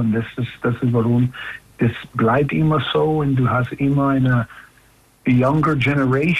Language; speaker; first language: German; non-native, learner; English